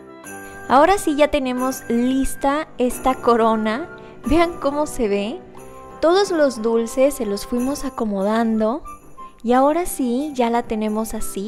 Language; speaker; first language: Spanish; native; Spanish